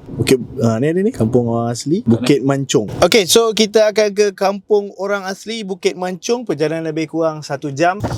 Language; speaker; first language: Malay; native; Malay